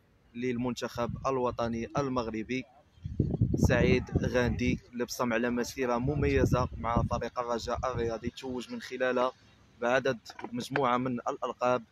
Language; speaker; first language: Arabic; native; Arabic